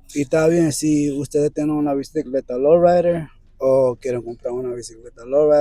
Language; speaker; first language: Spanish; early bilingual, other home language; English